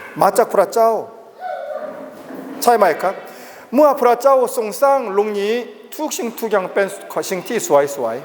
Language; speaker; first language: Thai; non-native, learner; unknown